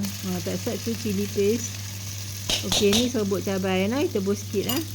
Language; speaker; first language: Malay; native; Malay